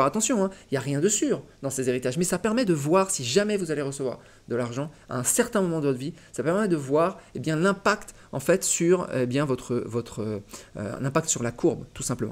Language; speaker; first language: French; native; French